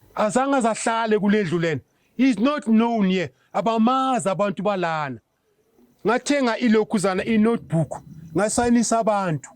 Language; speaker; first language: Zulu; native; Zulu